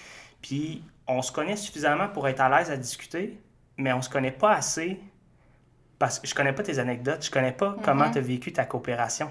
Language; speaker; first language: French; native; French